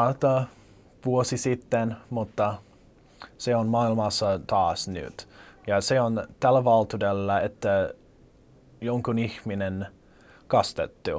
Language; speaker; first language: Finnish; non-native, learner; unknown